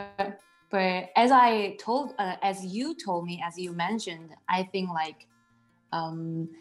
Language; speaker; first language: English; non-native, fluent; Korean